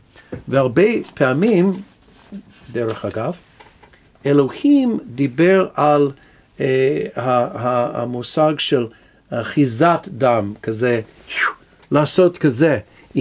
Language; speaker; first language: Hebrew; non-native, fluent; English